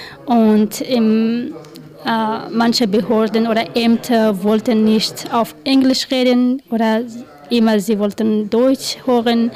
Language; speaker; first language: German; non-native, learner; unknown